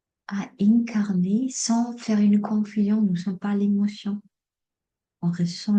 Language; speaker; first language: French; non-native, fluent; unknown